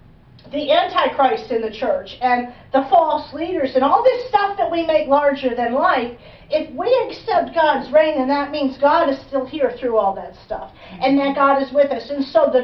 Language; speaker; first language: English; native; English